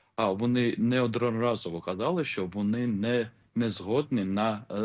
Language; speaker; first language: Ukrainian; non-native, fluent; Georgian